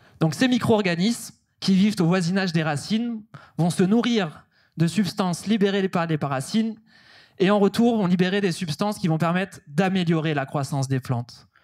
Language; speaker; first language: French; native; French